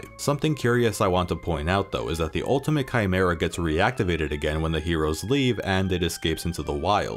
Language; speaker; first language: English; native; English